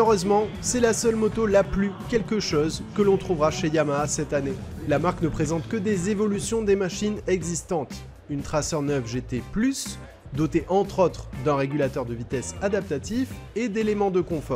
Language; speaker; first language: French; native; French